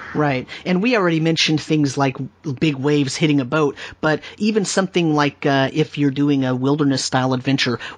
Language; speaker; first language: English; native; English